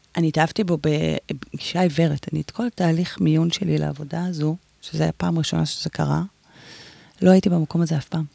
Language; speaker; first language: Hebrew; native; Hebrew